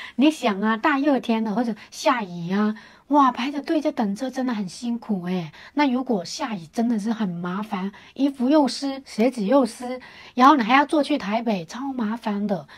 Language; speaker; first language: Chinese; native; Chinese